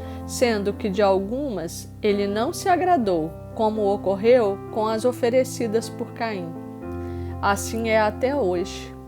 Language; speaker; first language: Portuguese; native; Portuguese